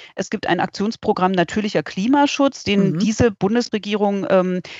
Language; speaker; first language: German; native; German